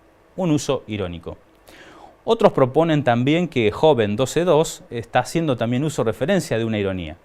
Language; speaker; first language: Spanish; native; Spanish